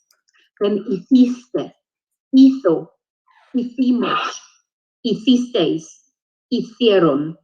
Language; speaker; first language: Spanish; non-native, fluent; English